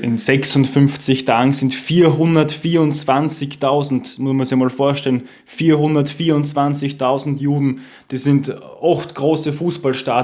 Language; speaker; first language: German; native; German